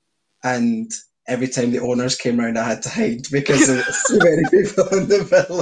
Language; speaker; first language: English; native; English